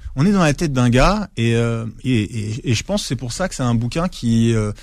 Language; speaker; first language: French; native; French